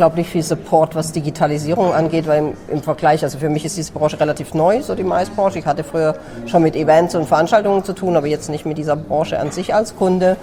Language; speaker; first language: German; native; German